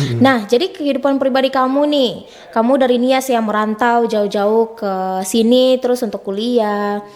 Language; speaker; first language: Indonesian; native; Indonesian